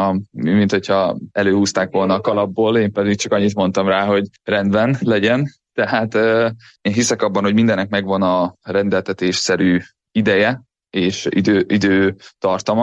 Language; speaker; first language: Hungarian; native; Hungarian